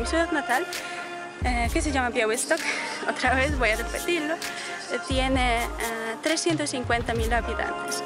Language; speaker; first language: Spanish; non-native, fluent; Polish